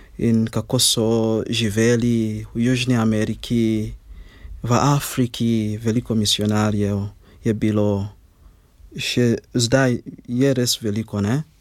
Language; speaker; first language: Slovenian; non-native, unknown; Ganda